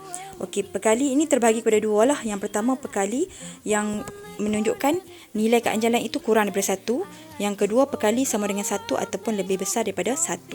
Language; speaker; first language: Malay; native; Malay